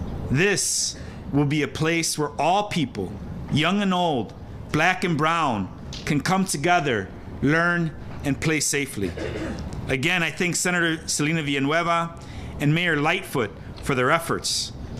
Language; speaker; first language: English; early bilingual, other home language; Spanish